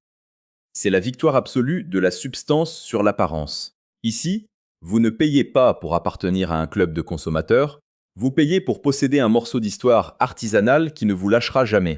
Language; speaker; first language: French; native; French